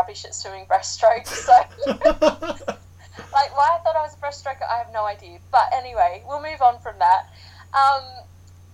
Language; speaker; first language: English; native; English